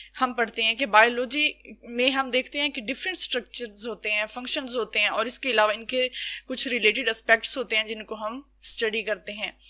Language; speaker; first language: Urdu; native; Urdu